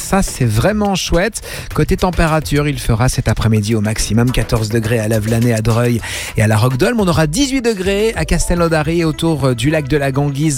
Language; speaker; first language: French; native; French